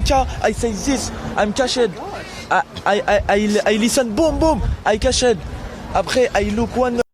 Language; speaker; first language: English; non-native, learner; French